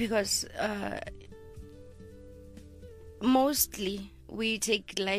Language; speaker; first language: English; non-native, local second language; Zulu